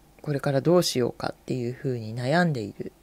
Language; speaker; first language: Japanese; native; Japanese